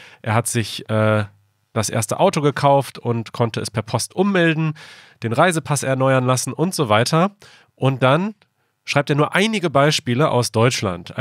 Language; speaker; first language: German; native; German